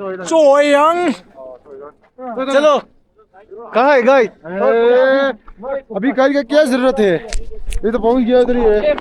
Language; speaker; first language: Hindi; non-native, local second language; Mizo